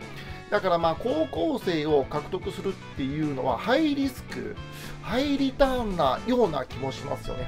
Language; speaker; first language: Japanese; native; Japanese